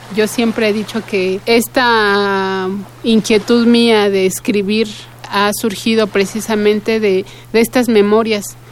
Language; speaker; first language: Spanish; native; Spanish